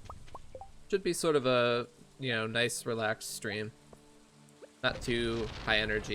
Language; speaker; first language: English; native; English